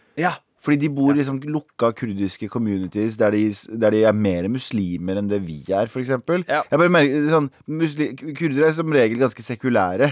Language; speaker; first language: Norwegian; early bilingual, other home language; Kurdish